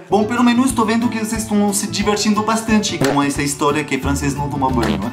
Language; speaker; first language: Portuguese; non-native, fluent; French